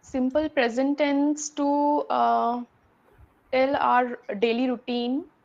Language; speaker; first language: English; non-native, learner; Hindi